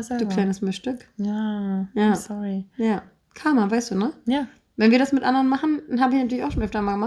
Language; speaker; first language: German; native; German